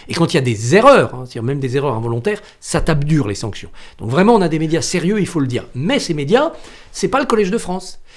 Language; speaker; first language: French; native; French